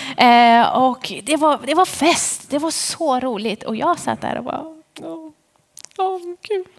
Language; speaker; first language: Swedish; non-native, fluent; Persian